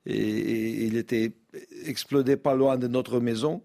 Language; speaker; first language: French; non-native, fluent; Russian